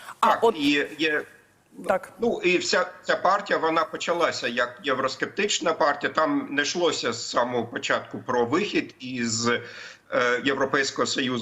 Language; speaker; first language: Ukrainian; non-native, fluent; German